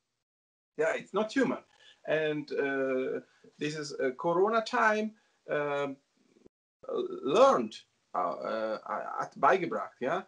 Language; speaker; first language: English; non-native, learner; Italian